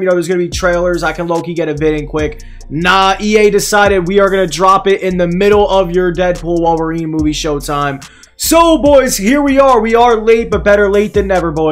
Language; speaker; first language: English; native; English